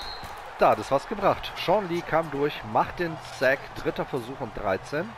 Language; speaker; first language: German; native; German